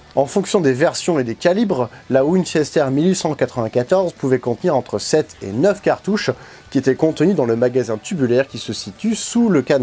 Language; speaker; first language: French; native; French